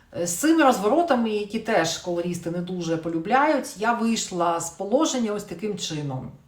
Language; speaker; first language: Ukrainian; non-native, local second language; Russian